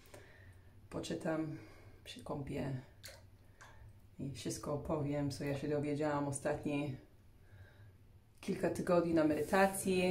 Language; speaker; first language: Polish; early bilingual, heritage; English